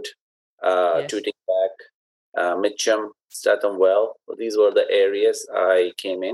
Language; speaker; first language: English; non-native, local second language; Urdu